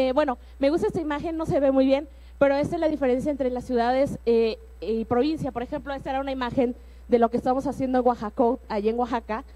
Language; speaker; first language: Spanish; native; Spanish